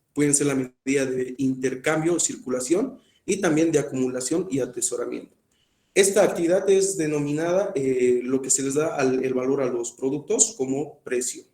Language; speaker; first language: Spanish; native; Spanish